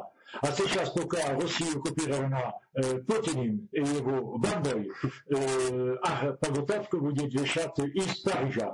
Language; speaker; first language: Russian; non-native, learner; French